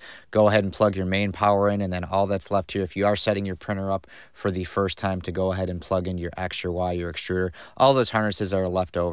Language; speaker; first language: English; native; English